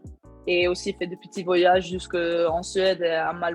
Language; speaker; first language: French; non-native, learner; Swedish